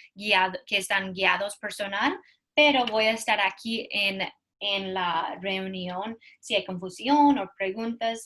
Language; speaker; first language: Spanish; non-native, learner; English